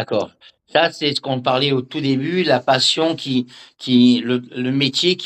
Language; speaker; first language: French; native; French